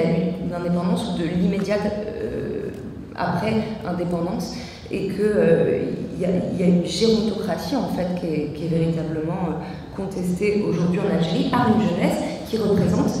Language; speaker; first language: French; native; French